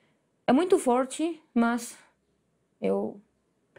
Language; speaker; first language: Portuguese; non-native, learner; Arabic